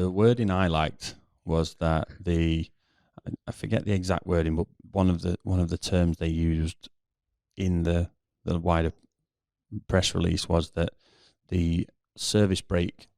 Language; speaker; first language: English; native; English